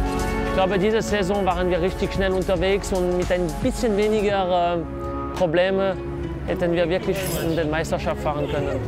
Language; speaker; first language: German; non-native, local second language; French